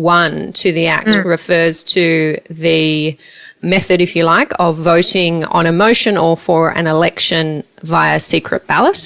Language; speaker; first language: English; native; English